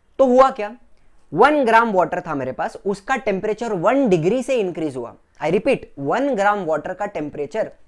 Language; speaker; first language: Hindi; non-native, local second language; Gujarati